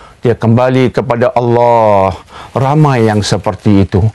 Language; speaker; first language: Malay; native; Malay